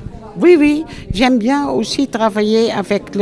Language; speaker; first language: French; non-native, fluent; Dutch